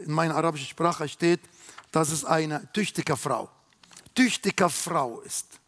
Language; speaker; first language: German; non-native, learner; Arabic